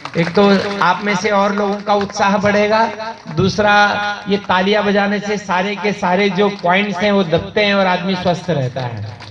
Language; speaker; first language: Hindi; native; Hindi